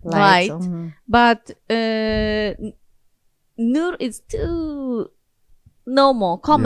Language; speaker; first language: English; non-native, fluent; Japanese